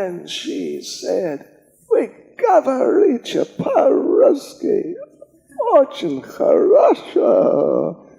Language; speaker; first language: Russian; non-native, learner; English